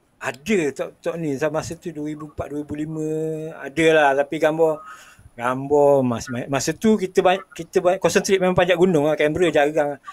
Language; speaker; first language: Malay; native; Malay